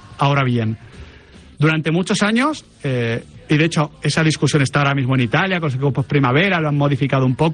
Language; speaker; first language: Spanish; native; Spanish